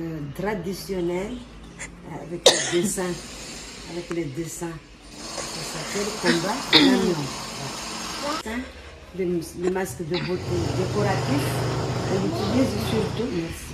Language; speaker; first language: French; non-native, local second language; Comorian